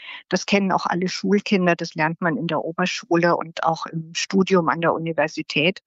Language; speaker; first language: German; native; German